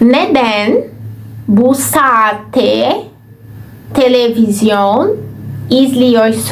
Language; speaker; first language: Turkish; non-native, fluent; Portuguese